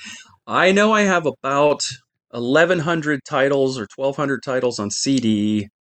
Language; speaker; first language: English; native; English